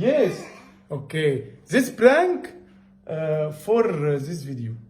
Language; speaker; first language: English; non-native, learner; Arabic